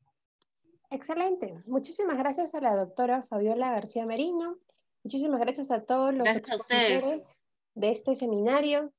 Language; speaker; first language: Spanish; native; Spanish